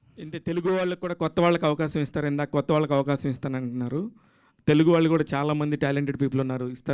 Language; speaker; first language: Telugu; native; Telugu